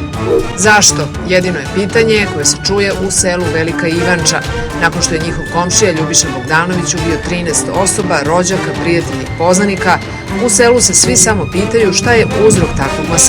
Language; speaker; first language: Bosnian; native; Bosnian